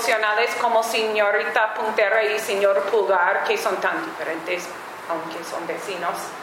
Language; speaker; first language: Spanish; non-native, learner; English